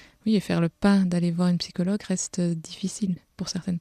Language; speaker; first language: French; native; French